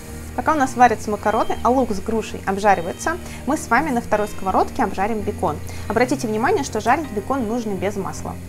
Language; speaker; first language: Russian; native; Russian